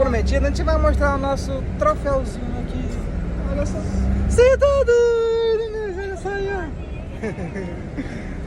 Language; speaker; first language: Portuguese; native; Portuguese